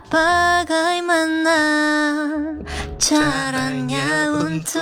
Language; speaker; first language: Indonesian; non-native, learner; Korean